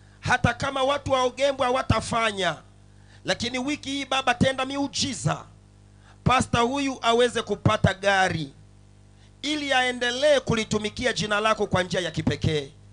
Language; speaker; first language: Swahili; non-native, local second language; Sukuma